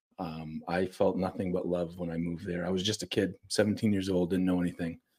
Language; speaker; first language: English; native; English